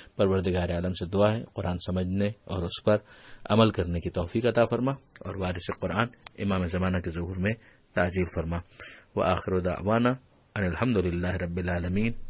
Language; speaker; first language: Urdu; native; Urdu